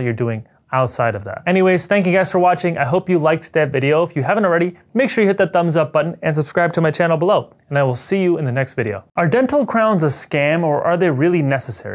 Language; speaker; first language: English; native; English